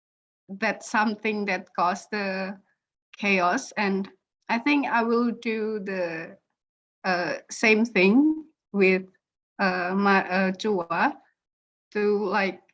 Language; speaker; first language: English; non-native, learner; Indonesian